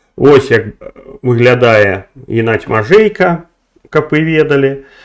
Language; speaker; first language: Belarusian; non-native, local second language; Russian